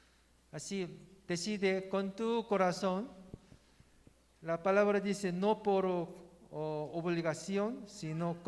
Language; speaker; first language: Spanish; non-native, learner; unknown